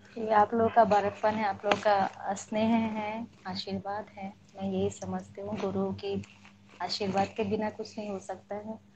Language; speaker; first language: Hindi; non-native, local second language; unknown